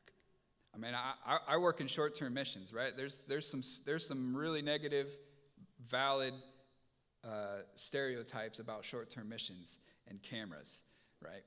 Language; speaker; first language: English; native; English